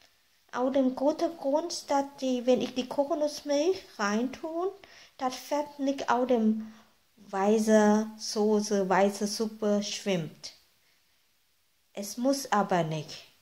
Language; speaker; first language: German; non-native, fluent; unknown